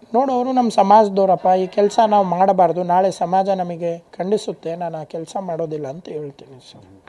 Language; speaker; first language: Kannada; non-native, local second language; Lambadi